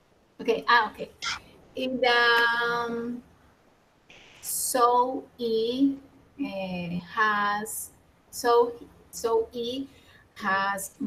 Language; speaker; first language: English; non-native, learner; Spanish